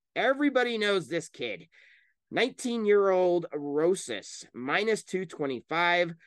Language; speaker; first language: English; native; English